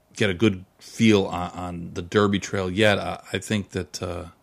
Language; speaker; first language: English; native; English